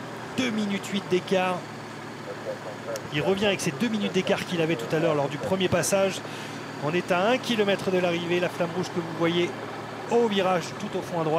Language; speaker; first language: French; native; French